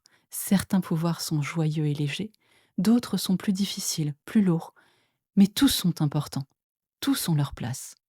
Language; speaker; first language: French; native; French